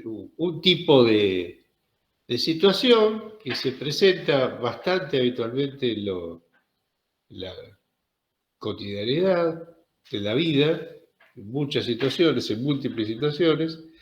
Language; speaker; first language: Spanish; native; Spanish